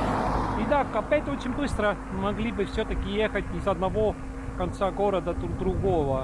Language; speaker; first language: Russian; non-native, local second language; Estonian